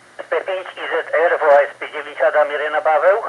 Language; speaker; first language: Polish; native; Polish